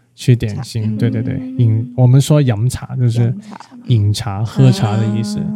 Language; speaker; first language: Chinese; non-native, fluent; Cantonese